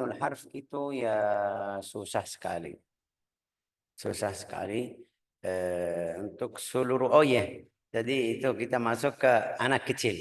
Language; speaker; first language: Indonesian; non-native, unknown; Arabic